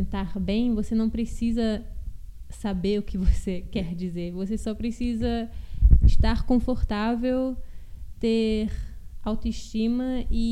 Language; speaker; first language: Portuguese; early bilingual, heritage; Portuguese